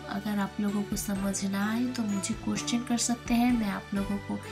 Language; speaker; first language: Hindi; non-native, local second language; Bangla